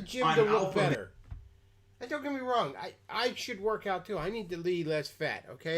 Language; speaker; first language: English; native; English